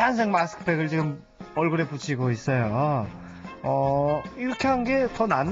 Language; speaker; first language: Korean; native; Korean